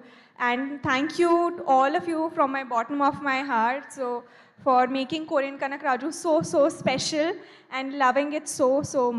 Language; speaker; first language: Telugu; non-native, learner; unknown